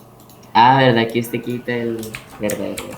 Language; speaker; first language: Spanish; native; Spanish